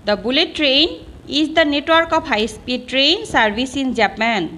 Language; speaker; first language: English; non-native, local second language; Bangla